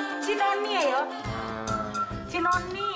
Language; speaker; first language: Korean; non-native, learner; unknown